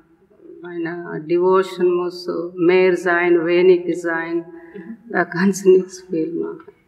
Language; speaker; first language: German; non-native, learner; Telugu